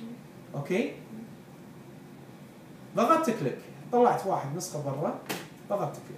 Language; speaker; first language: Arabic; native; Arabic